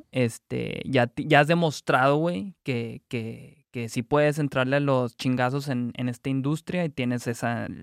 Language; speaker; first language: Spanish; native; Spanish